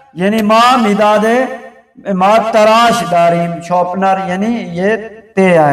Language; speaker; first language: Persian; non-native, fluent; Urdu